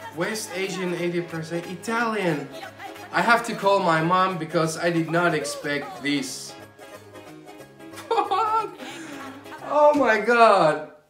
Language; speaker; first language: English; non-native, fluent; Armenian